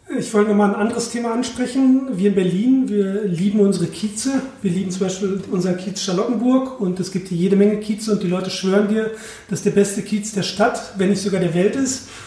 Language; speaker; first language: German; native; German